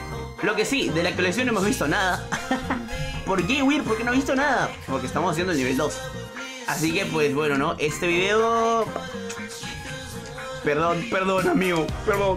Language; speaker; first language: Spanish; native; Spanish